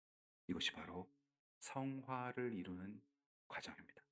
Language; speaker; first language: Korean; native; Korean